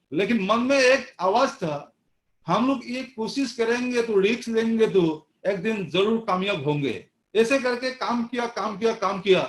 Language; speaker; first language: Hindi; non-native, local second language; Assamese